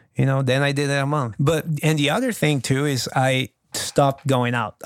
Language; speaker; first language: English; non-native, fluent; Portuguese